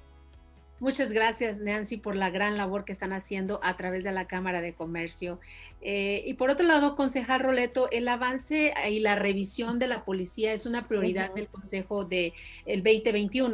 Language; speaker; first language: Spanish; native; Spanish